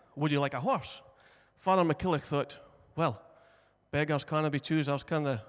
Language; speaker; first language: English; native; English